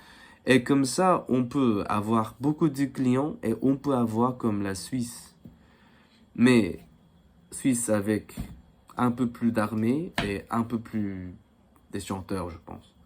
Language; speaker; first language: French; non-native, fluent; Korean